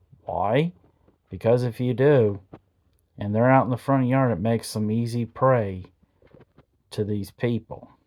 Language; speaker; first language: English; native; English